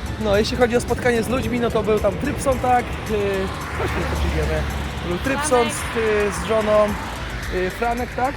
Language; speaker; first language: Polish; native; Polish